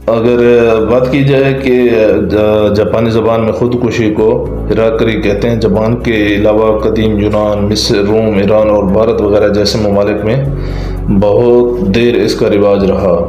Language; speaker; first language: Urdu; native; Urdu